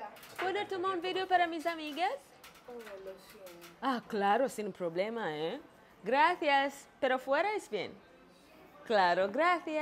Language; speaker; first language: Spanish; non-native, learner; Swahili